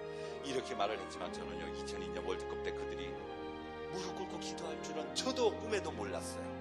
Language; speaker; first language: Korean; native; Korean